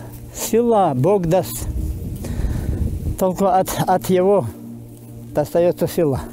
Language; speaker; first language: Russian; non-native, local second language; Avaric